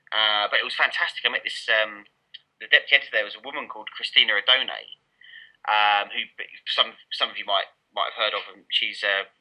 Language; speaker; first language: English; native; English